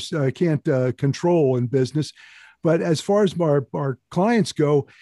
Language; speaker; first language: English; native; English